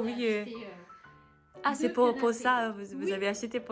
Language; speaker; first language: French; non-native, learner; Japanese